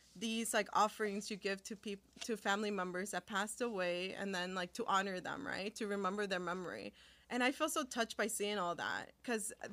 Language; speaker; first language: English; early bilingual, other home language; Spanish